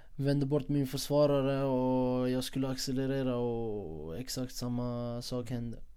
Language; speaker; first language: Swedish; non-native, fluent; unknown